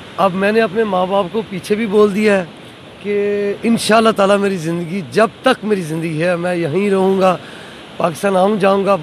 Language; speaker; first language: Urdu; non-native, local second language; Punjabi